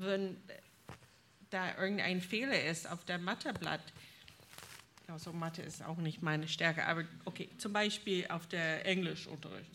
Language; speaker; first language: German; non-native, fluent; English